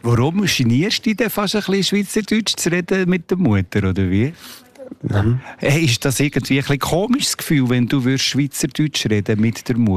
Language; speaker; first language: German; native; German